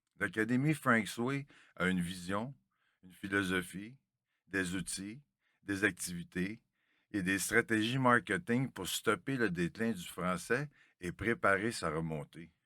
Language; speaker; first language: French; native; French